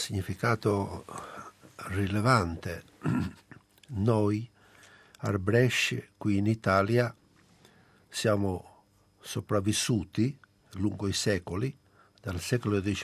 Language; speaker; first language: Italian; non-native, local second language; Albanian